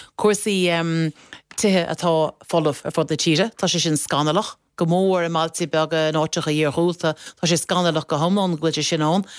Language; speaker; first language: Irish; non-native, local second language; English